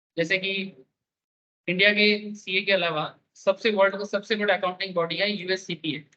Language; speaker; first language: Hindi; non-native, local second language; Bangla